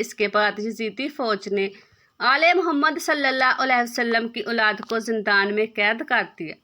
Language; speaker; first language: Urdu; native; Urdu